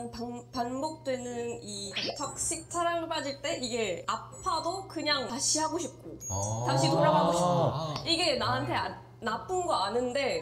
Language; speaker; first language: Korean; non-native, fluent; Indonesian